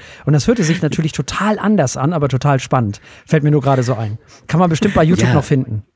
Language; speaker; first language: German; native; German